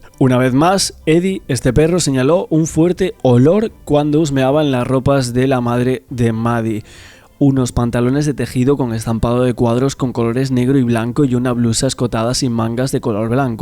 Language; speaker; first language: Spanish; native; Spanish